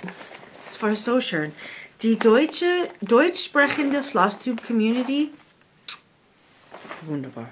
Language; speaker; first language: German; non-native, fluent; English